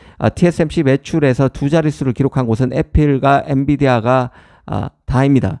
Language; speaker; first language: Korean; native; Korean